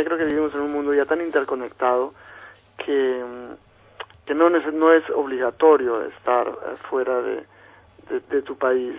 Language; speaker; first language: Spanish; native; Spanish